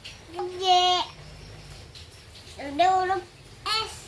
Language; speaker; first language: Indonesian; native; Indonesian